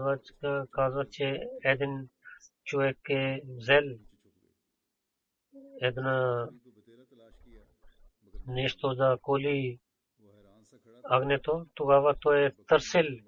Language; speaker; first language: Bulgarian; non-native, fluent; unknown